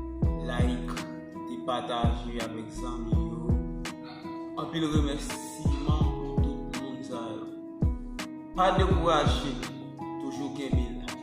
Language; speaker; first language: French; non-native, learner; Haitian Creole